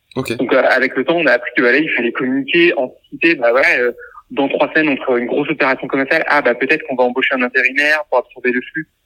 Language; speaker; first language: French; native; French